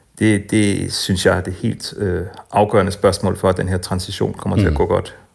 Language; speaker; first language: Danish; native; Danish